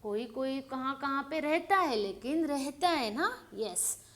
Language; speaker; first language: Hindi; non-native, local second language; Marathi